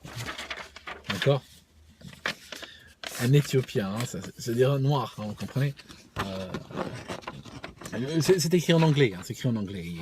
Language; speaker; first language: French; native; French